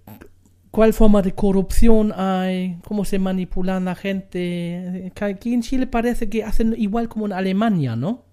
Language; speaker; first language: Spanish; non-native, learner; German